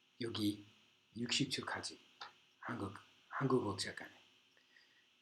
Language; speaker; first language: Korean; non-native, learner; English